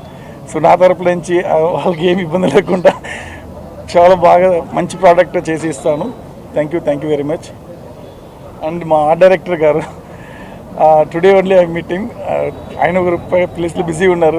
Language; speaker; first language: Telugu; non-native, fluent; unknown